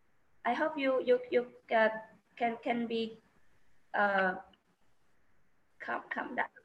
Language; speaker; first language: English; non-native, learner; Vietnamese